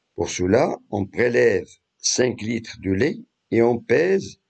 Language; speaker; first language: French; non-native, local second language; Arabic